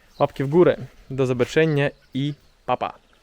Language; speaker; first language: Polish; non-native, learner; Russian